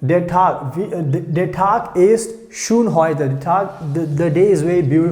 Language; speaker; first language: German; non-native, fluent; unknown